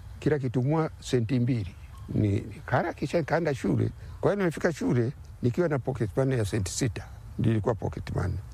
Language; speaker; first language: Swahili; non-native, local second language; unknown